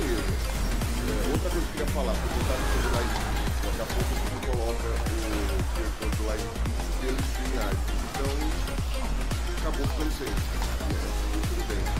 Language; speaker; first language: Portuguese; native; Portuguese